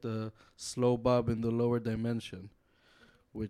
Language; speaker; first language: English; non-native, fluent; Hebrew